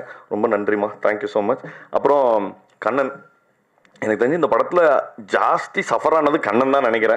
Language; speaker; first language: Tamil; native; Tamil